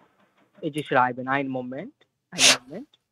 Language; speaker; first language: German; non-native, learner; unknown